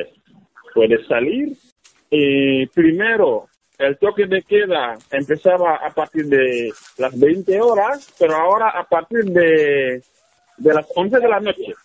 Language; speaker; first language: Spanish; non-native, fluent; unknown